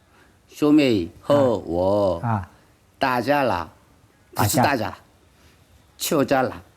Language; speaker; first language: Chinese; non-native, learner; Korean